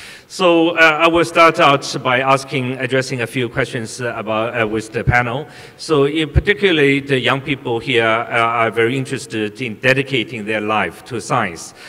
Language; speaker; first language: English; non-native, fluent; Chinese